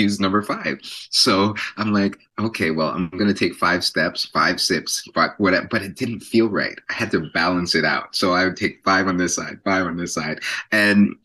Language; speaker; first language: English; native; English